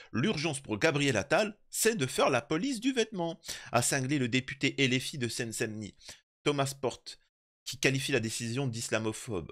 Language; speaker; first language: French; native; French